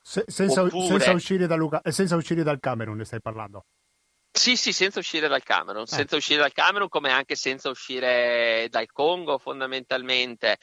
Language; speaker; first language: Italian; non-native, fluent; Spanish